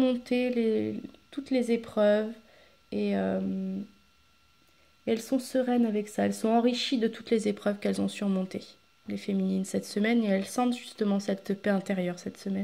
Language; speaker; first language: French; native; French